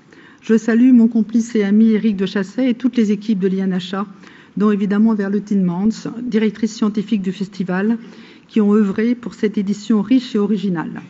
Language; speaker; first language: French; native; French